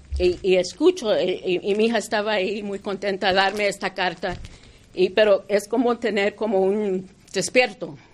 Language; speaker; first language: Spanish; non-native, fluent; English